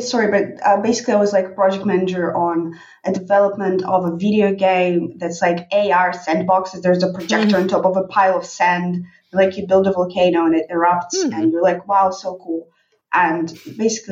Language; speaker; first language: English; non-native, fluent; Russian